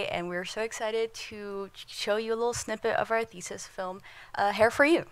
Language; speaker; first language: English; non-native, fluent; Indonesian